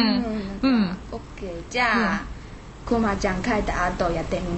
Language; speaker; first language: Japanese; non-native, learner; Chinese